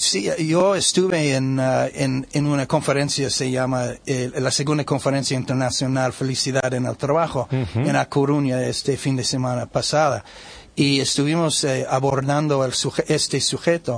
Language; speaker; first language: Spanish; non-native, learner; English